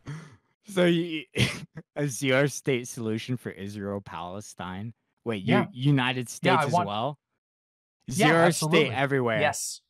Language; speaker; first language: English; native; English